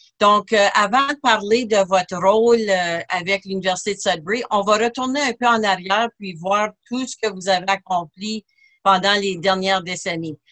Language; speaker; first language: French; native; French